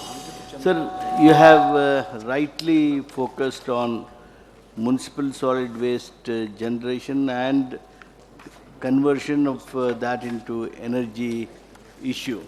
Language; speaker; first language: English; non-native, local second language; Kannada